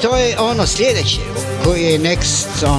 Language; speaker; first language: Croatian; native; Croatian